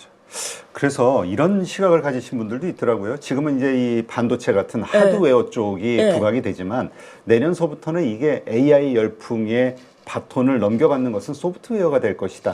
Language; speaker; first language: Korean; native; Korean